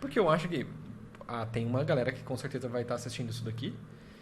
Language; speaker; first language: Portuguese; native; Portuguese